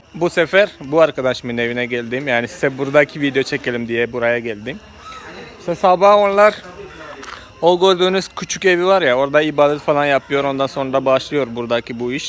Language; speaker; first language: Turkish; non-native, fluent; Malayalam